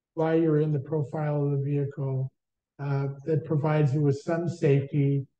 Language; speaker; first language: English; native; English